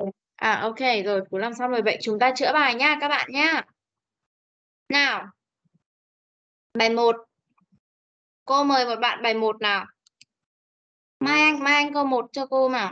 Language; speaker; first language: Vietnamese; native; Vietnamese